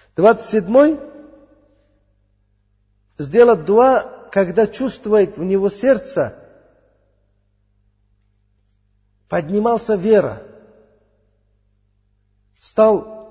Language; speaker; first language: Russian; non-native, learner; Uzbek